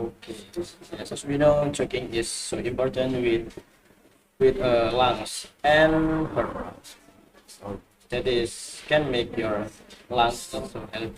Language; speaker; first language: English; non-native, learner; Indonesian